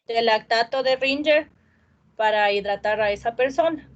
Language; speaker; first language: Spanish; native; Spanish